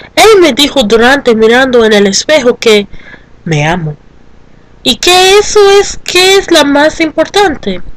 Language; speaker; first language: Spanish; non-native, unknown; English